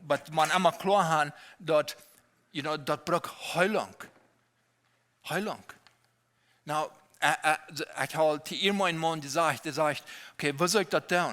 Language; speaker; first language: German; non-native, learner; Low German